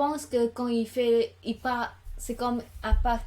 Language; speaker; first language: French; non-native, learner; Khmer